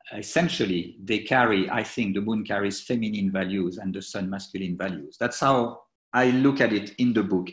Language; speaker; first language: English; non-native, fluent; French